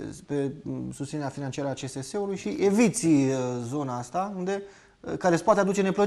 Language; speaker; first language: Romanian; native; Romanian